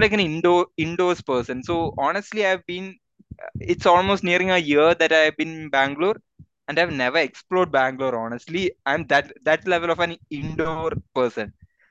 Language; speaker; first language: English; non-native, local second language; Malayalam